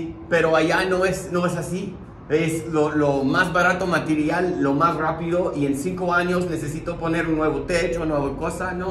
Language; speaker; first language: Spanish; non-native, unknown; English